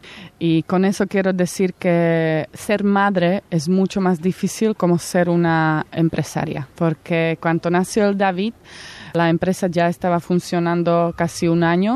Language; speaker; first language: Spanish; non-native, fluent; Slovak